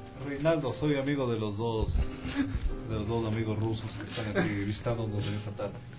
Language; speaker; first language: Spanish; native; Spanish